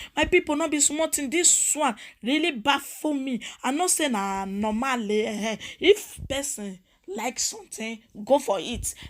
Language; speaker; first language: Nigerian Pidgin; non-native, local second language; Yoruba